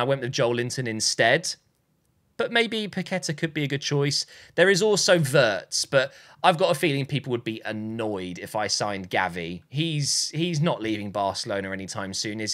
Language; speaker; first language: English; native; English